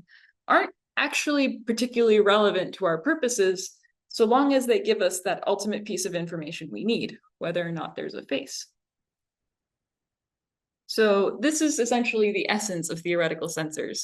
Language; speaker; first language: English; native; English